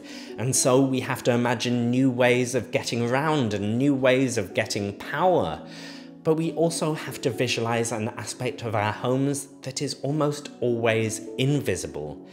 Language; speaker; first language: English; native; English